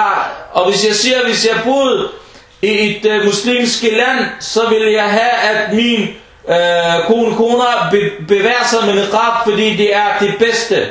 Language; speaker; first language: Danish; early bilingual, other home language; Arabic